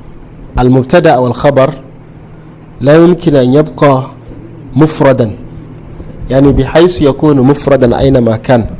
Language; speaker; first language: Arabic; non-native, fluent; Hausa